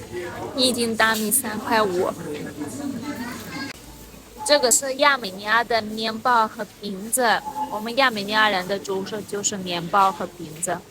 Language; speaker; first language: Chinese; non-native, fluent; Armenian